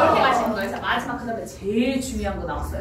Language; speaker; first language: Korean; native; Korean